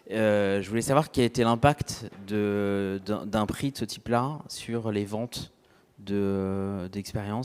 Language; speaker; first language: French; native; French